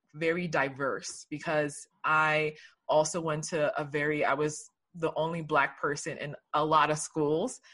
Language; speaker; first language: English; early bilingual, other home language; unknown